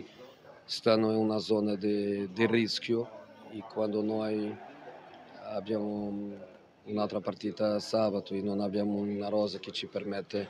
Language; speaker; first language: Italian; non-native, fluent; Portuguese